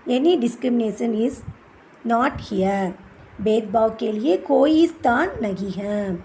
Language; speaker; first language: Hindi; non-native, local second language; Tamil